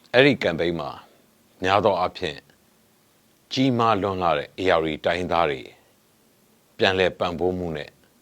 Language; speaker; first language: Burmese; native; Burmese